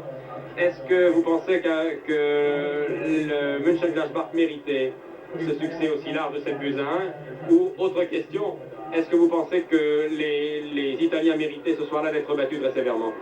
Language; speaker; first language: French; native; French